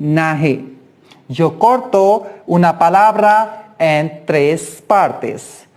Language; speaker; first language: Spanish; non-native, learner; Hindi